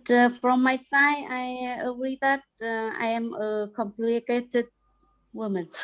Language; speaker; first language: English; non-native, learner; Vietnamese